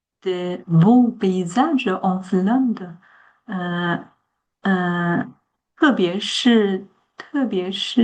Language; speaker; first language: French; non-native, learner; Chinese